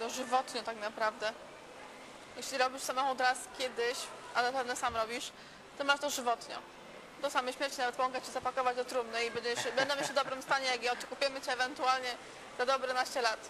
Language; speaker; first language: Polish; native; Polish